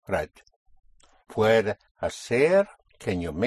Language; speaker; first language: Spanish; non-native, fluent; English